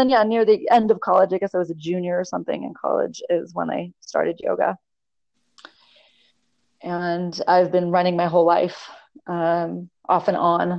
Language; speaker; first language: English; native; English